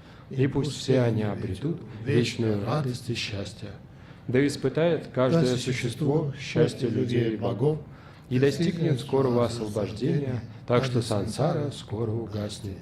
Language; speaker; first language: Russian; native; Russian